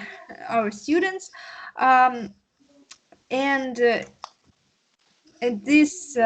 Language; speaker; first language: English; non-native, learner; Russian